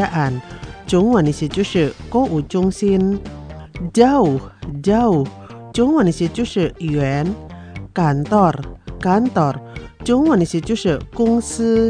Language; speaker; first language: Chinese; non-native, fluent; Indonesian